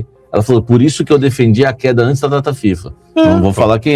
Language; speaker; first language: Portuguese; native; Portuguese